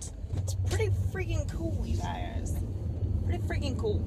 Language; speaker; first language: English; native; English